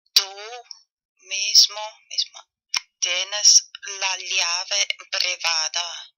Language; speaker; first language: Spanish; non-native, fluent; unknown